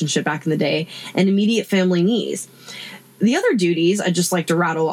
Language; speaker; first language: English; native; English